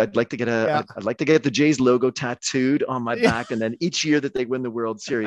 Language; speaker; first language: English; native; English